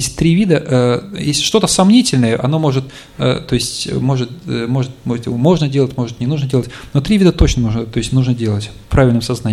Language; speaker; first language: Russian; native; Russian